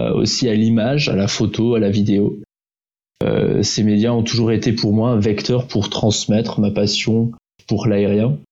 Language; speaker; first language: French; early bilingual, heritage; Czech